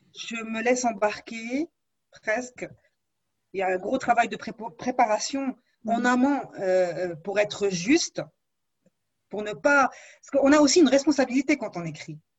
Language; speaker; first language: French; non-native, local second language; Arabic